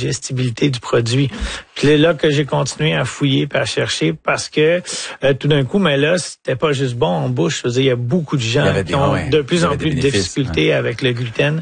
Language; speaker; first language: French; native; French